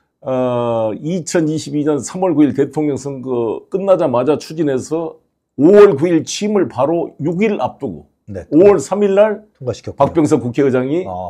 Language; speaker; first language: Korean; native; Korean